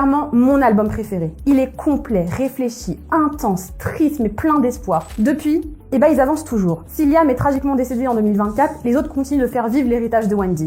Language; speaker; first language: French; native; French